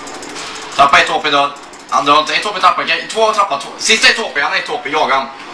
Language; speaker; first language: Swedish; native; Swedish